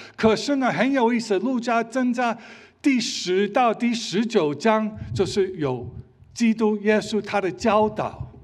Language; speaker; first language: Chinese; early bilingual, other home language; English